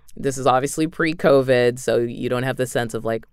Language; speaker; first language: English; native; English